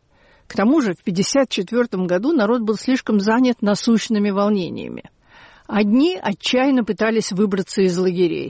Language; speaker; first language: Russian; native; Russian